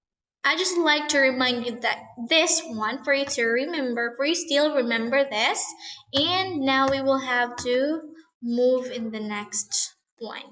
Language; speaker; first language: English; non-native, fluent; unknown